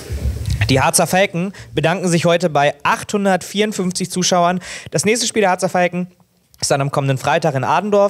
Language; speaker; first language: German; native; German